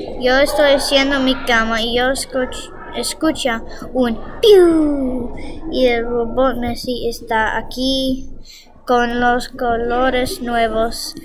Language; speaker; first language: Spanish; non-native, learner; English